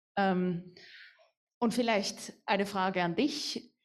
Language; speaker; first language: German; native; German